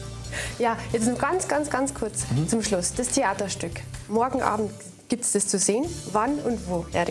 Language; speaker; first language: German; native; German